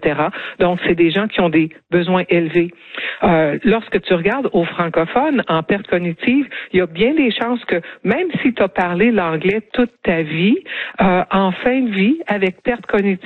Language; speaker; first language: French; native; French